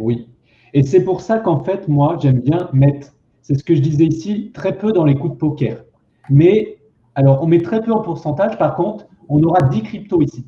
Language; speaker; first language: French; native; French